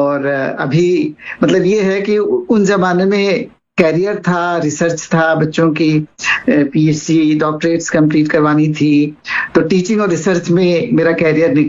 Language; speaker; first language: Hindi; native; Hindi